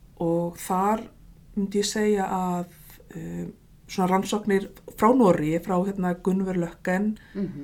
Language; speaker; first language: Icelandic; native; Icelandic